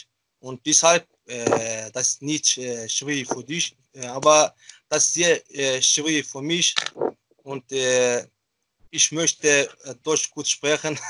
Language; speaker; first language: German; non-native, learner; Azerbaijani